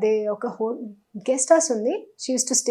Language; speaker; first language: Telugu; non-native, local second language; Hindi